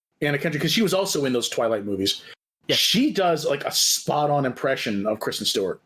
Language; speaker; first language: English; native; English